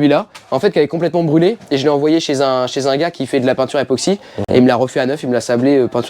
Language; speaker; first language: French; native; French